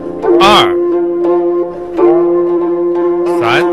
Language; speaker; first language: Chinese; native; Chinese